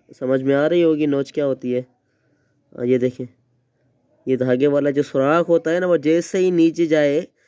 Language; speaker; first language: Urdu; non-native, local second language; Sindhi